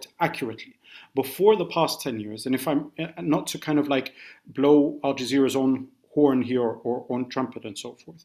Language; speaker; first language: English; native; English